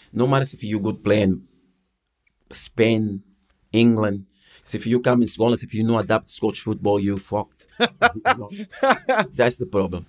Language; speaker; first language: English; non-native, learner; Portuguese